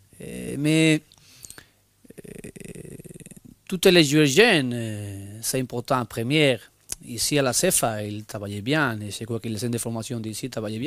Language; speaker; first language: French; non-native, learner; Spanish